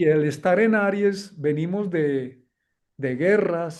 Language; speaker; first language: Spanish; native; Spanish